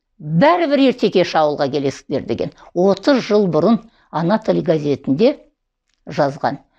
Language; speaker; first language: Kazakh; native; Kazakh